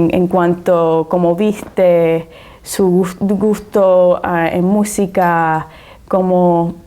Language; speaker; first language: Spanish; early bilingual, heritage; Spanish